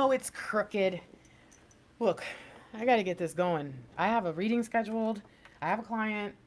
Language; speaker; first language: English; native; English